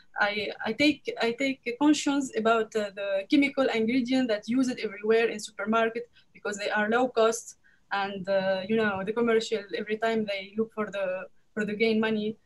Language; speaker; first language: English; non-native, learner; French